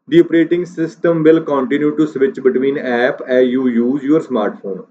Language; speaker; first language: English; non-native, local second language; Punjabi